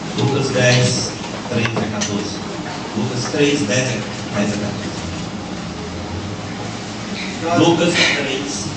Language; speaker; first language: Portuguese; native; Portuguese